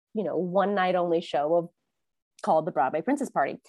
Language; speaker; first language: English; early bilingual, other home language; Thai